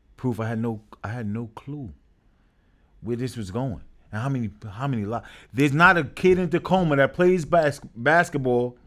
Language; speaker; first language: English; native; English